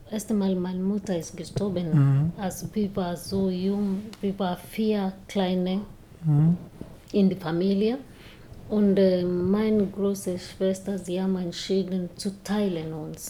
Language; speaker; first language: German; non-native, learner; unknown